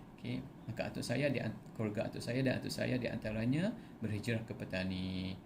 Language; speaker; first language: Malay; native; Malay